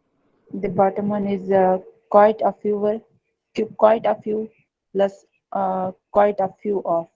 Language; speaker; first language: English; non-native, learner; Urdu